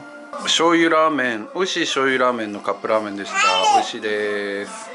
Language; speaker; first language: Japanese; native; Japanese